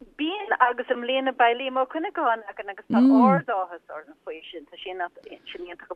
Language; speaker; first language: Irish; early bilingual, heritage; Irish